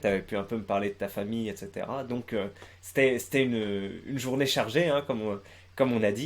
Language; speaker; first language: French; native; French